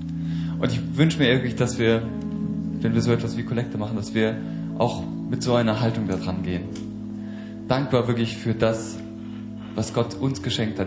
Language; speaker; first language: German; native; German